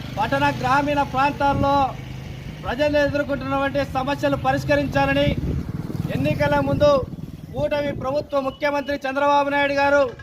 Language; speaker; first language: Telugu; native; Telugu